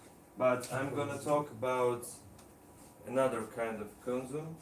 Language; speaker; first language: English; non-native, learner; Russian